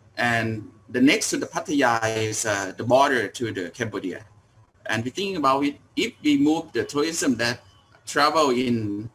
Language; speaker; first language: English; non-native, learner; Thai